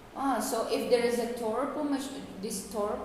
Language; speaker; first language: English; non-native, learner; Portuguese